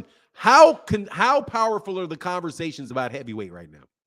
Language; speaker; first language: English; native; English